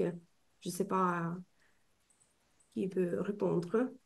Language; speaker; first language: French; non-native, fluent; Italian